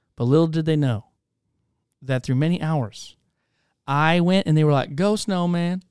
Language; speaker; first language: English; native; English